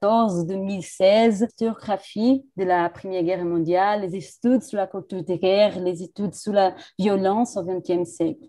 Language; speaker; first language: French; non-native, fluent; Portuguese